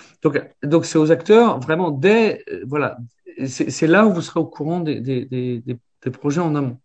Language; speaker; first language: French; native; French